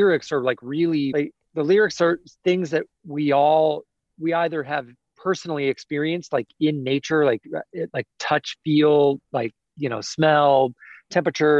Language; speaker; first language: English; native; English